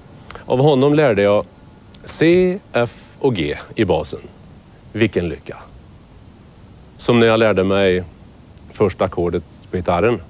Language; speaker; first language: Swedish; native; Swedish